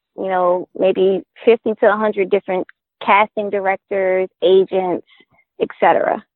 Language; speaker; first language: English; native; English